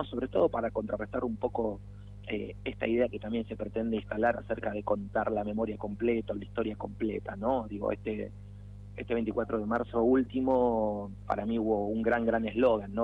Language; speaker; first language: Spanish; native; Spanish